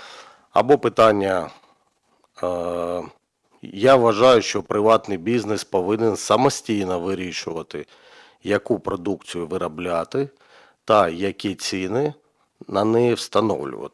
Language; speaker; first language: Ukrainian; native; Ukrainian